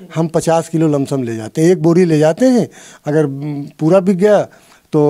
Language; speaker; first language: Hindi; native; Hindi